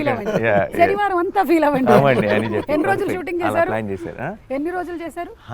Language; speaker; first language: Telugu; native; Telugu